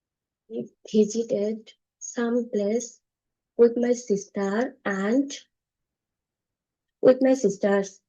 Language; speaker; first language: English; non-native, learner; Bangla